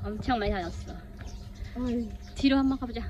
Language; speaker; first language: Korean; non-native, fluent; Khmer